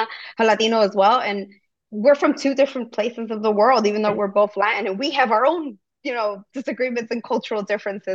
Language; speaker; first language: English; early bilingual, other home language; Spanish